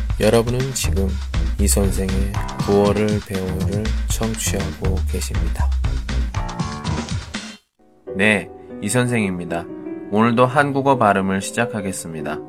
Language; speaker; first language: Korean; non-native, fluent; Chinese